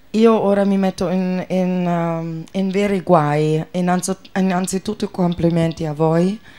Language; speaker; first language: Italian; non-native, fluent; German